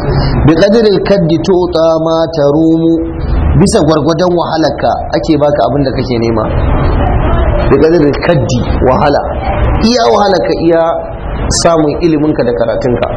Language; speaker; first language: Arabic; non-native, fluent; Hausa